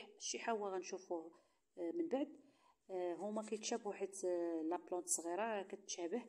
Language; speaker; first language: Arabic; native; Arabic